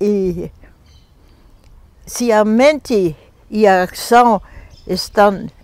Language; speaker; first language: Portuguese; non-native, fluent; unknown